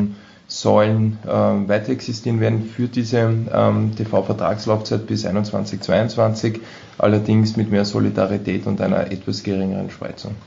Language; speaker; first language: German; native; German